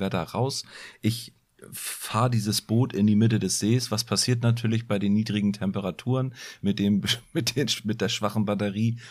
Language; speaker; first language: German; native; German